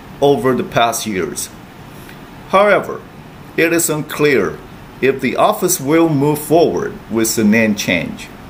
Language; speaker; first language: English; non-native, fluent; Chinese